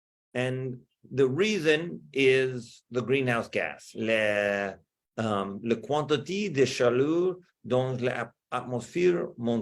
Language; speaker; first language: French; non-native, learner; English